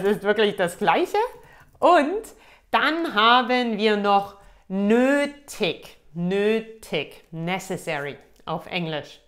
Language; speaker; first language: German; native; German